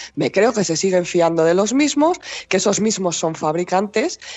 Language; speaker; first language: Spanish; native; Spanish